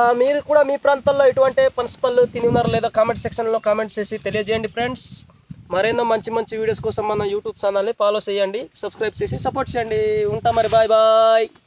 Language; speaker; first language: Telugu; non-native, local second language; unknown